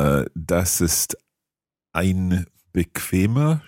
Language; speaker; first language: German; non-native, learner; English